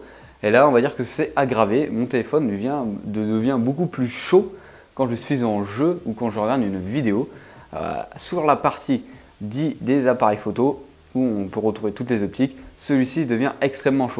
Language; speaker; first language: French; native; French